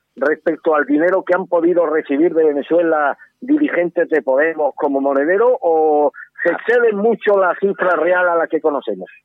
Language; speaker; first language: Spanish; native; Spanish